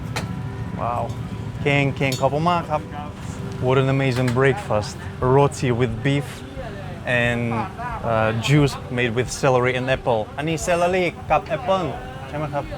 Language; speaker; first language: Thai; non-native, learner; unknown